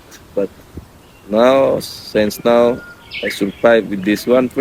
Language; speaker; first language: English; non-native, learner; Indonesian